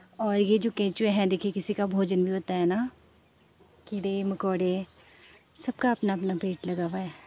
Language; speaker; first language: Hindi; native; Hindi